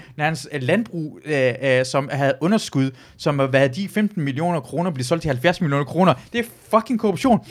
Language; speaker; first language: Danish; early bilingual, other home language; Persian